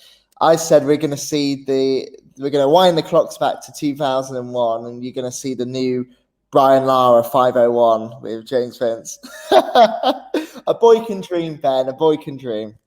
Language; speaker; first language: English; native; English